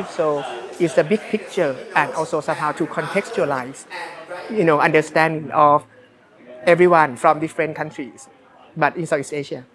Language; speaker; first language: English; non-native, fluent; Thai